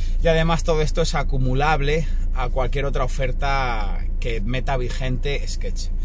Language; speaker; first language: Spanish; native; Spanish